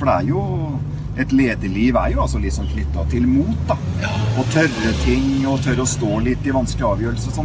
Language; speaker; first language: Norwegian; native; Norwegian